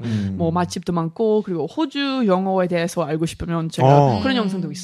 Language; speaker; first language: Korean; non-native, learner; English